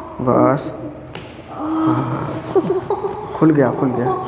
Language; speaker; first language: Hindi; native; Hindi